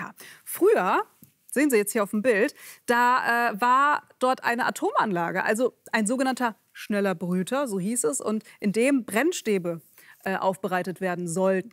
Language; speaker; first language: German; native; German